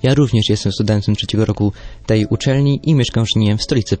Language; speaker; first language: Polish; native; Polish